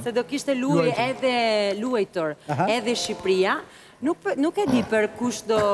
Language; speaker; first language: Albanian; non-native, learner; Italian